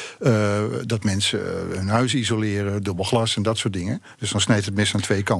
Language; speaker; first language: Dutch; native; Dutch